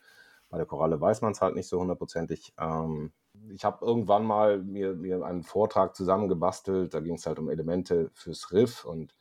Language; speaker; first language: German; native; German